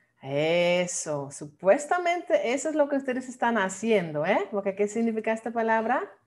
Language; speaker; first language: Spanish; non-native, fluent; Dutch